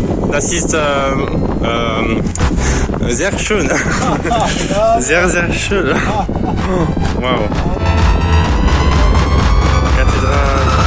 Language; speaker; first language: German; non-native, learner; French